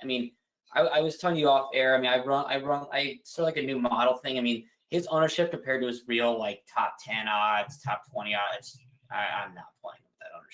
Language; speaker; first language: English; native; English